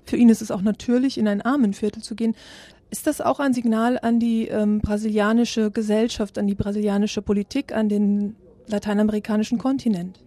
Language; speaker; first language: German; native; German